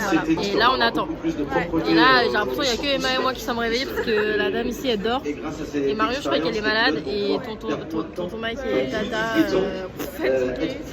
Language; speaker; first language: French; native; French